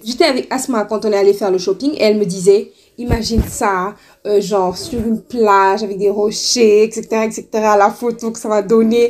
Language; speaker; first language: French; non-native, local second language; Wolof